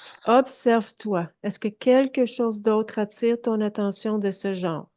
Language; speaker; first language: French; native; French